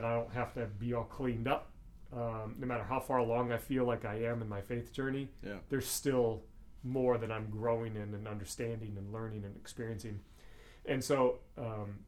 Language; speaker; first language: English; native; English